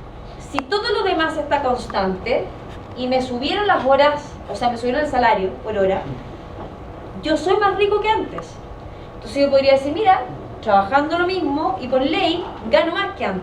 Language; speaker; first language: Spanish; native; Spanish